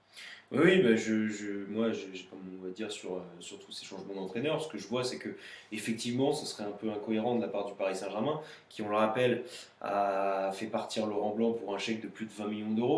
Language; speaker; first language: French; native; French